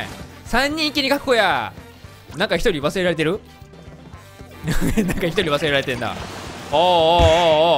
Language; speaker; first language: Japanese; native; Japanese